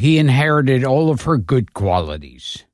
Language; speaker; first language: English; native; English